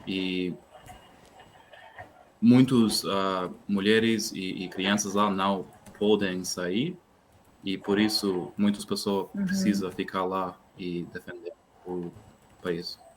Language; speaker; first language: Portuguese; non-native, learner; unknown